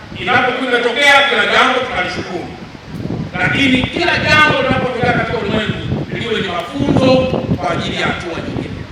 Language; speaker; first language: Swahili; native; Swahili